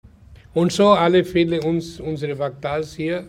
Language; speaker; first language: German; non-native, learner; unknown